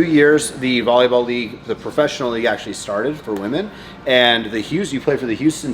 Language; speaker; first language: English; native; English